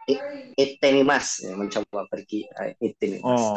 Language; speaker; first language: Japanese; non-native, learner; Indonesian